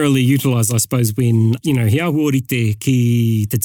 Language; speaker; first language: English; native; English